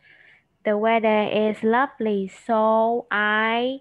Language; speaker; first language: English; non-native, fluent; Vietnamese